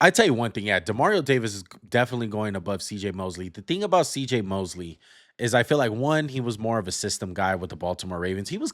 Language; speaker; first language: English; native; English